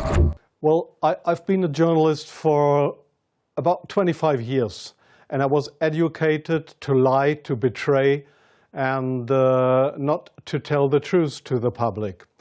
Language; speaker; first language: English; non-native, fluent; German